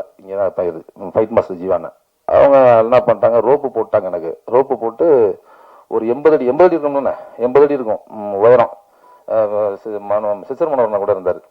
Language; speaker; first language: Tamil; native; Tamil